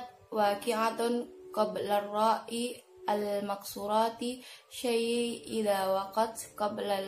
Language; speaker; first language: Arabic; non-native, learner; Indonesian